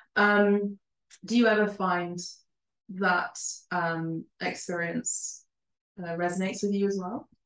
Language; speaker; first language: English; early bilingual, other home language; Spanish